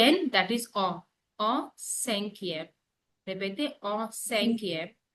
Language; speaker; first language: French; non-native, learner; Hindi